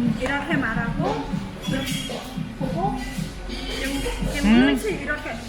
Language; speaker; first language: Korean; non-native, learner; Khmer